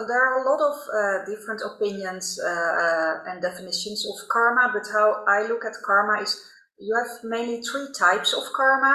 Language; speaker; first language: English; non-native, fluent; Dutch